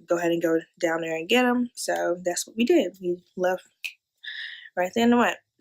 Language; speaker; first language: English; native; English